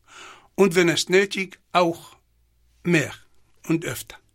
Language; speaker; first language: German; non-native, fluent; Arabic